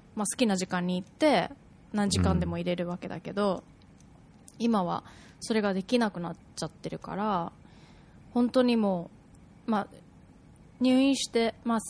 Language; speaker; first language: Japanese; early bilingual, heritage; Japanese